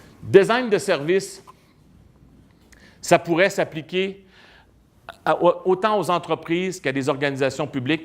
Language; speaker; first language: French; native; French